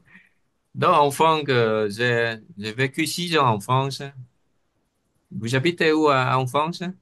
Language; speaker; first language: French; non-native, fluent; Vietnamese